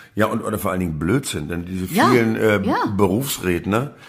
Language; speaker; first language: German; native; German